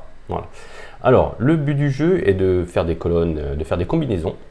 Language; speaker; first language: French; native; French